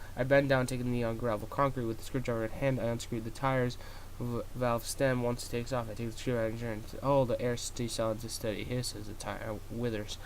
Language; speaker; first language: English; native; English